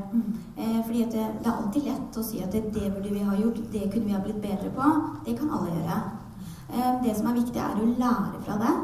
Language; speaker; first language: Norwegian; early bilingual, other home language; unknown